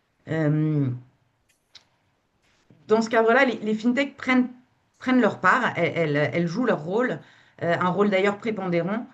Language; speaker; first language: French; native; French